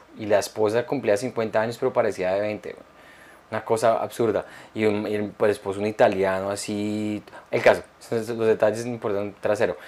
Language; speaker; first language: Spanish; early bilingual, heritage; Spanish